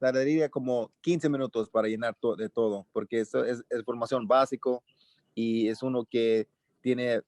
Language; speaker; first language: Spanish; early bilingual, heritage; Spanish